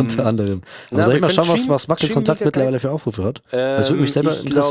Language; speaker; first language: German; native; German